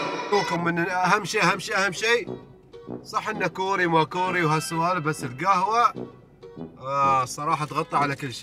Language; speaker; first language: Arabic; native; Arabic